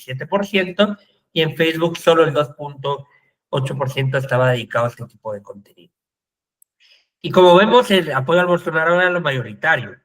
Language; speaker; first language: Spanish; native; Spanish